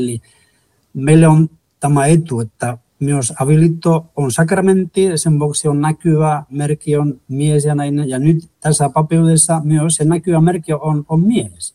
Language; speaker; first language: Finnish; non-native, fluent; Spanish